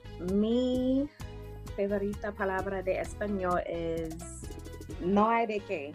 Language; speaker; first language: Spanish; early bilingual, heritage; English